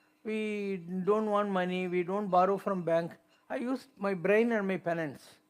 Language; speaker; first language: English; non-native, local second language; Tamil